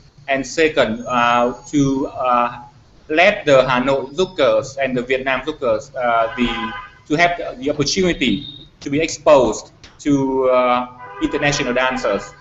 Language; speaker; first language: English; non-native, fluent; Vietnamese